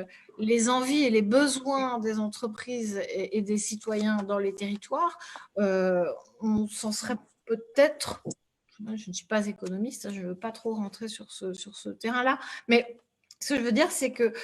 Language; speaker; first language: French; native; French